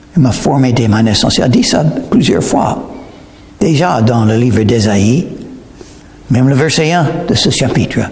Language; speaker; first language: French; non-native, fluent; English